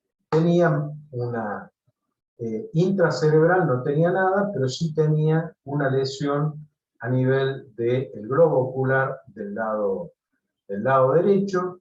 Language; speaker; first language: Spanish; native; Spanish